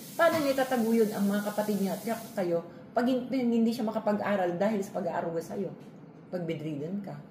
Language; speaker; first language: Filipino; non-native, local second language; Iloko